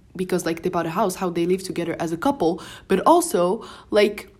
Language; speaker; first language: English; non-native, fluent; Arabic